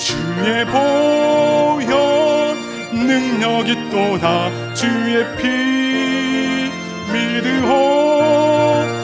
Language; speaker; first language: Korean; native; Korean